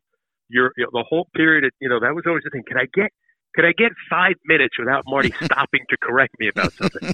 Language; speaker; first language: English; native; English